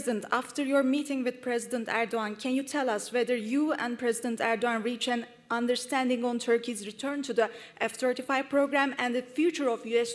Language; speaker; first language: English; non-native, fluent; Turkish